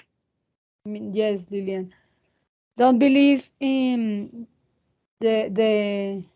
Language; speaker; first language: English; non-native, learner; Spanish